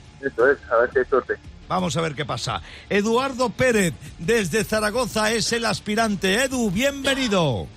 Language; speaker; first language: Spanish; native; Spanish